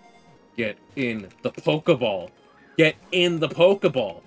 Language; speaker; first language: English; native; English